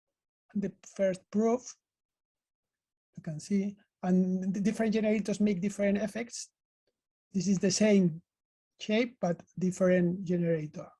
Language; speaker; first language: English; non-native, learner; Spanish